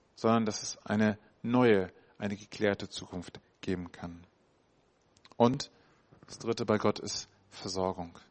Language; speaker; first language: German; native; German